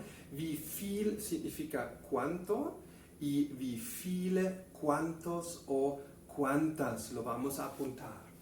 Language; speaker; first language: Spanish; non-native, fluent; German